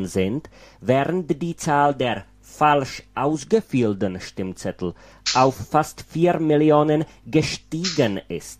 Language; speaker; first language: German; non-native, fluent; Czech